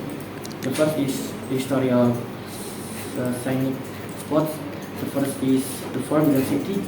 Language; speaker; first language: English; non-native, learner; Indonesian